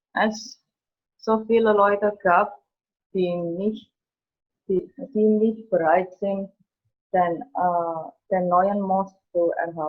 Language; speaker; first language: German; non-native, learner; Indonesian